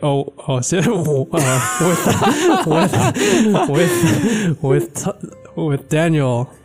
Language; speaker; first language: Chinese; non-native, fluent; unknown